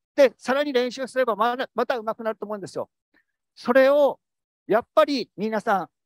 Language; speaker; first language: Japanese; native; Japanese